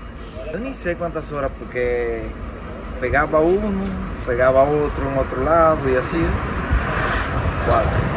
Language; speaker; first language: Portuguese; non-native, learner; Spanish